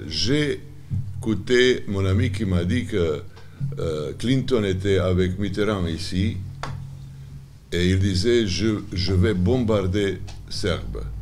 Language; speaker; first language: French; non-native, learner; Serbian